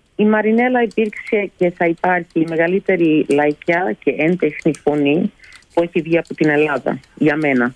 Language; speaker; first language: Greek; early bilingual, heritage; Greek